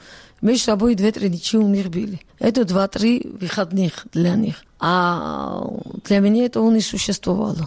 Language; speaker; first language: Russian; non-native, local second language; Georgian